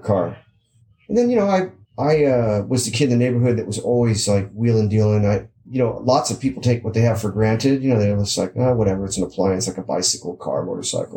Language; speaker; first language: English; native; English